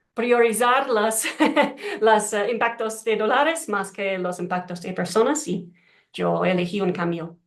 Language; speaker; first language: Spanish; non-native, learner; English